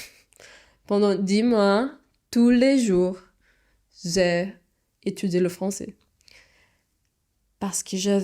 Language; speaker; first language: French; non-native, fluent; Portuguese